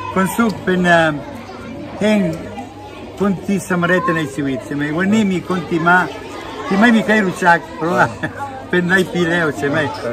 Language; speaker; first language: Thai; non-native, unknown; Italian